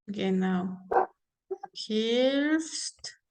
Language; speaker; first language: German; non-native, fluent; Spanish